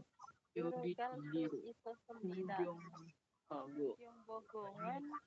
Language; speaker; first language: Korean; non-native, learner; Indonesian